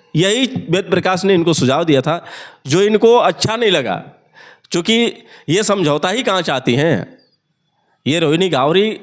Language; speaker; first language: Hindi; native; Hindi